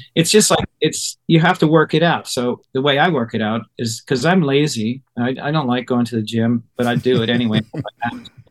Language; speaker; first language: English; native; English